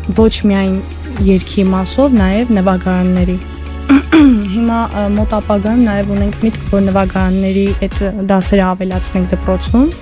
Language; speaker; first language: Armenian; native; Armenian